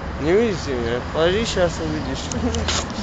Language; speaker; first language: Russian; non-native, local second language; Georgian